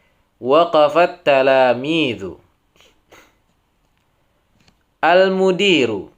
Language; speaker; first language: Arabic; non-native, fluent; Indonesian